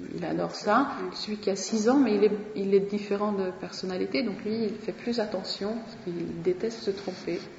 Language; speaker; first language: French; non-native, fluent; Swedish